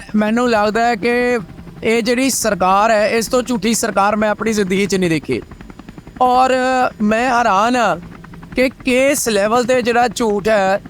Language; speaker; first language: Punjabi; native; Punjabi